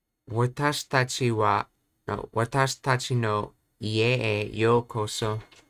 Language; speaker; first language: Japanese; non-native, learner; English